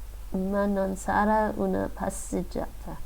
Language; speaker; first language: Italian; non-native, learner; English